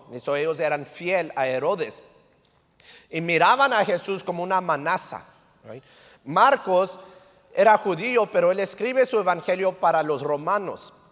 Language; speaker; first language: Spanish; early bilingual, heritage; English